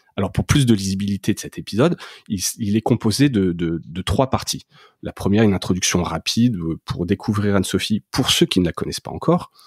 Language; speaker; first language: French; native; French